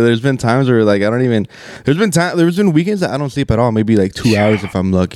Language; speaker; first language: English; early bilingual, other home language; Spanish